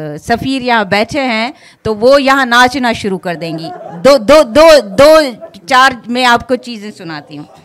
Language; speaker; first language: Urdu; non-native, local second language; Sindhi